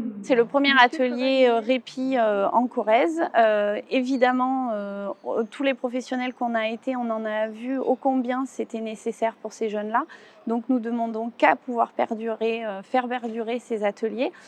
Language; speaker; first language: French; native; French